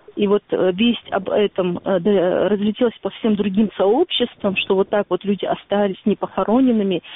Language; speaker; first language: Russian; non-native, local second language; Ingush